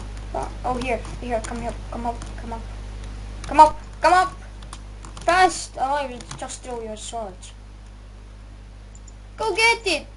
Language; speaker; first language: English; non-native, learner; Estonian